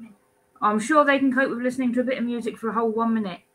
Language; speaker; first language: English; native; English